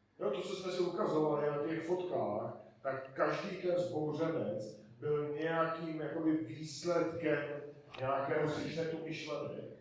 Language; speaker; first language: Czech; native; Czech